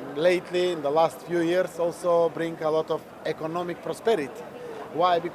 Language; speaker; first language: English; non-native, fluent; Macedonian